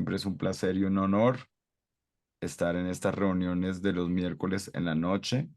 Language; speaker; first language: Spanish; non-native, fluent; English